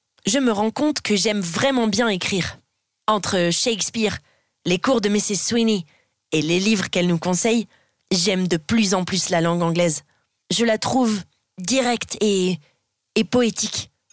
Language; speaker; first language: French; native; French